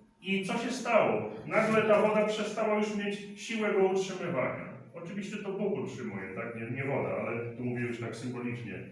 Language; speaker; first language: Polish; native; Polish